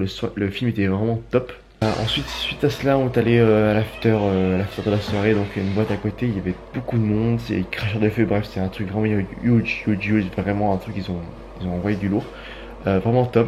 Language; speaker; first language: French; native; French